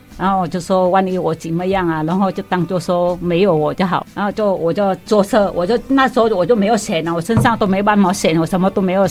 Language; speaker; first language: Chinese; non-native, fluent; Vietnamese